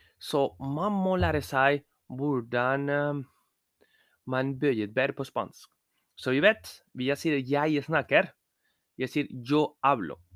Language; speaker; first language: Norwegian; non-native, learner; Spanish